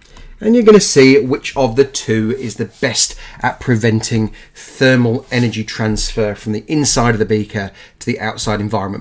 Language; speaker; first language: English; native; English